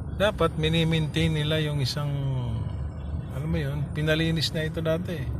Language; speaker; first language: Filipino; native; Filipino